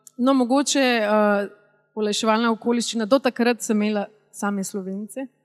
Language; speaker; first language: Slovenian; native; Slovenian